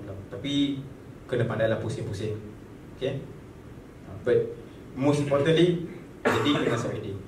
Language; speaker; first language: English; non-native, local second language; Malay